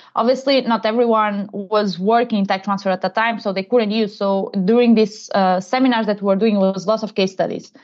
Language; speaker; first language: English; non-native, fluent; Portuguese